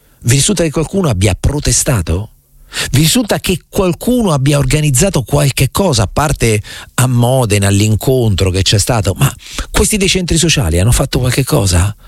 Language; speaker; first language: Italian; native; Italian